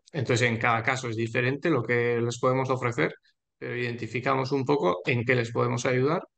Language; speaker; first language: Spanish; native; Spanish